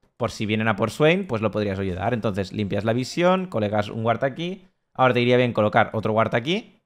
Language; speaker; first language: Spanish; native; Spanish